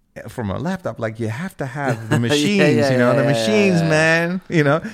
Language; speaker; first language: English; non-native, fluent; Dutch